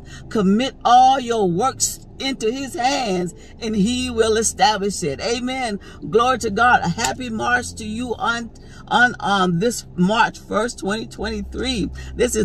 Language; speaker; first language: English; native; English